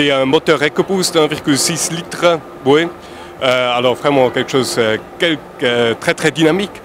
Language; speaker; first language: French; non-native, fluent; German